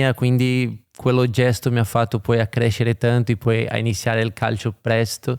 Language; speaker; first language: Italian; non-native, fluent; Portuguese